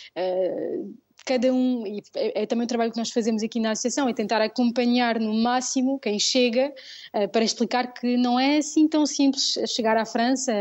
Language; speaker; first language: Portuguese; early bilingual, heritage; Portuguese